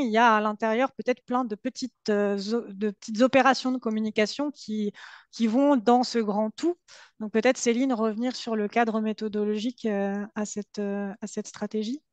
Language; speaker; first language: French; native; French